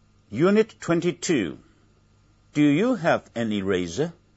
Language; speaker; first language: English; non-native, fluent; Chinese